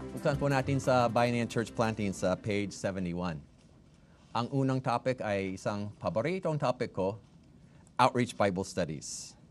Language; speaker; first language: Filipino; non-native, fluent; English